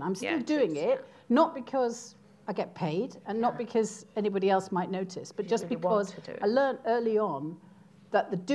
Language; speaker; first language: English; native; English